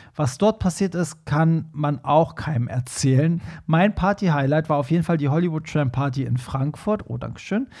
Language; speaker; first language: German; early bilingual, other home language; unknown